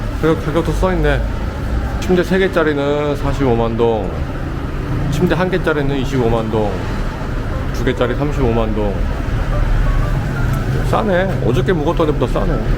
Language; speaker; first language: Korean; native; Korean